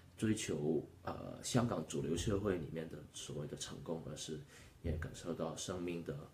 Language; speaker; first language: Chinese; non-native, local second language; Cantonese